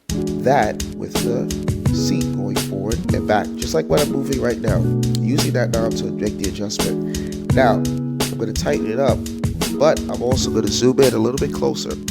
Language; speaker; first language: English; native; English